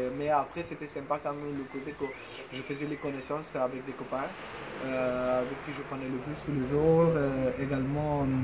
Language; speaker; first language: French; non-native, fluent; Bangla